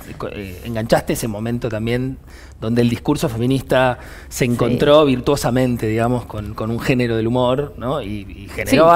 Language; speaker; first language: Spanish; native; Spanish